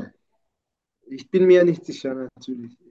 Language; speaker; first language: German; non-native, learner; Turkish